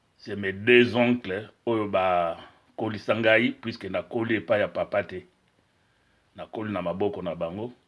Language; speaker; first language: Lingala; non-native, local second language; Luba-Lulua